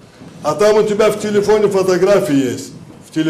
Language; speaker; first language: Russian; non-native, fluent; Azerbaijani